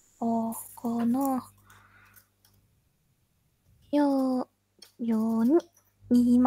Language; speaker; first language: Japanese; non-native, learner; Indonesian